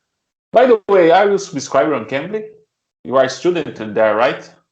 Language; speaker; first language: English; non-native, learner; Portuguese